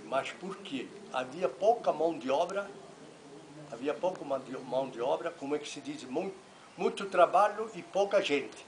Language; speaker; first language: Portuguese; non-native, fluent; Italian